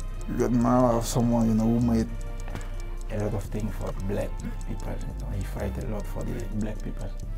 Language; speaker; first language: English; non-native, learner; French